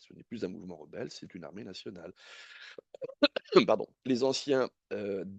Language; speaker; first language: French; native; French